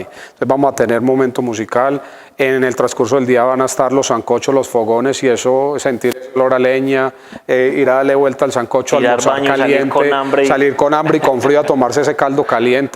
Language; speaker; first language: Spanish; native; Spanish